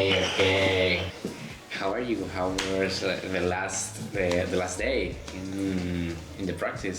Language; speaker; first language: English; non-native, learner; Spanish